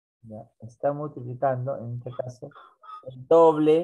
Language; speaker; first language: Spanish; native; Spanish